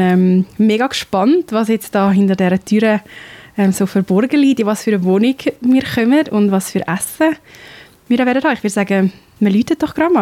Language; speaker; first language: German; native; German